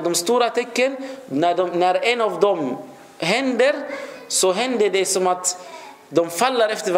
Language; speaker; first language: Swedish; non-native, fluent; Arabic